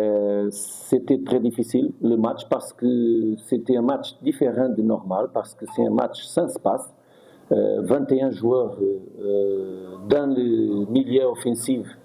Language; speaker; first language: French; non-native, fluent; Portuguese